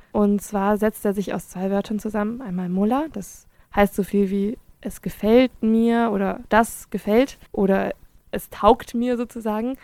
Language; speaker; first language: German; early bilingual, other home language; Spanish